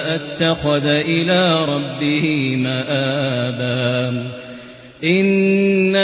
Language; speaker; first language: Arabic; native; Arabic